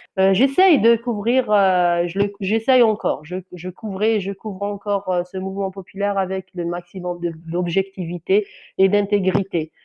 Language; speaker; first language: French; non-native, local second language; Kabyle